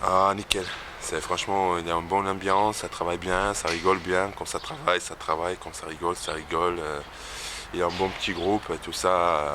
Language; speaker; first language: French; non-native, fluent; Bosnian